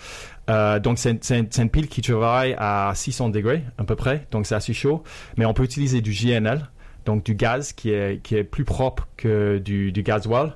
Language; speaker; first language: French; non-native, fluent; English